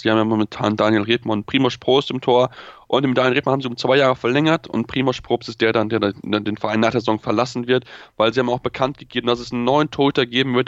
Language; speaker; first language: German; native; German